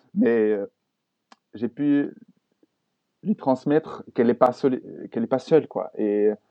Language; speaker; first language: French; non-native, fluent; German